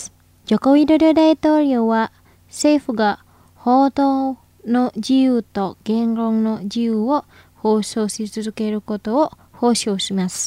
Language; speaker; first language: Japanese; non-native, fluent; Indonesian